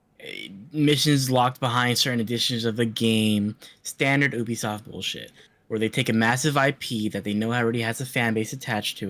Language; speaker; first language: English; native; English